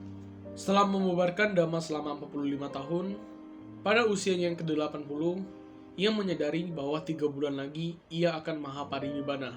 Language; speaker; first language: Indonesian; native; Indonesian